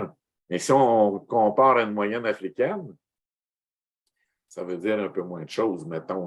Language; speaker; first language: French; native; French